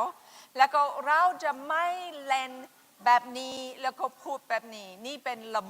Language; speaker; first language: Thai; non-native, fluent; English